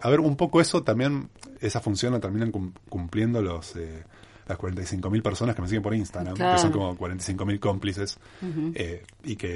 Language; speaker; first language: Spanish; native; Spanish